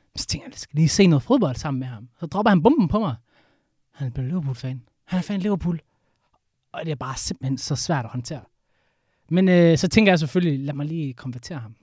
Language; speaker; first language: Danish; early bilingual, other home language; Somali